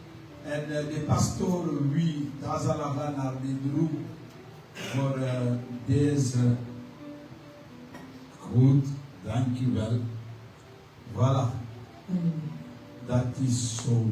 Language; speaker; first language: Dutch; non-native, learner; French